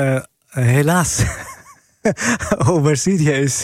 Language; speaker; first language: Dutch; non-native, fluent; Arabic